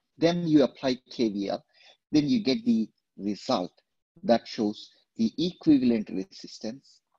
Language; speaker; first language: English; non-native, local second language; Telugu